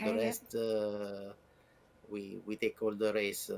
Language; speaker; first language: English; non-native, learner; Italian